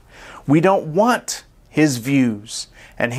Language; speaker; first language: English; native; English